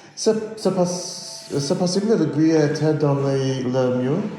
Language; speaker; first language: French; non-native, learner; English